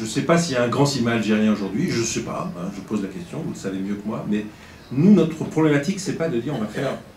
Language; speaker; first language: French; native; French